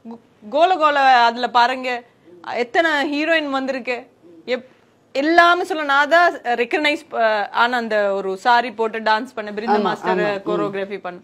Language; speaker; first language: Tamil; non-native, learner; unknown